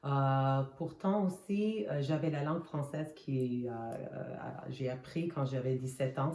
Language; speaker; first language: French; non-native, fluent; Armenian